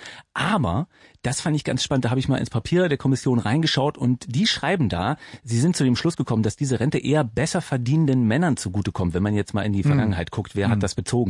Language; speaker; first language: German; native; German